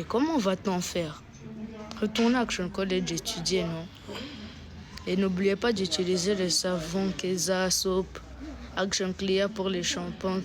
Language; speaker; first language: French; non-native, local second language; Kinyarwanda